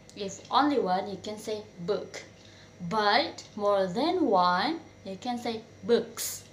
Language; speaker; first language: English; non-native, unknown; Indonesian